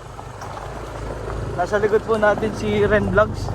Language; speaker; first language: Filipino; native; Filipino